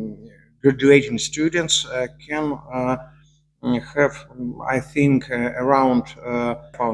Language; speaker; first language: English; non-native, learner; Russian